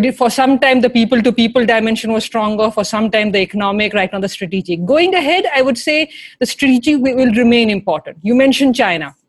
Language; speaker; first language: English; non-native, local second language; Hindi